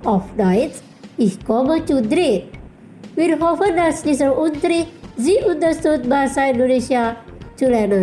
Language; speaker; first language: German; non-native, fluent; Indonesian